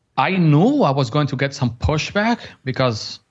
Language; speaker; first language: English; non-native, fluent; Spanish